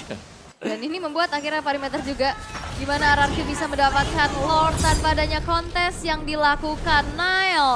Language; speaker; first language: Indonesian; native; Indonesian